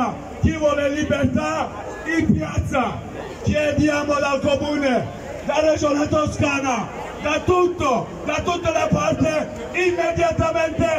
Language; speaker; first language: Italian; non-native, learner; Kurdish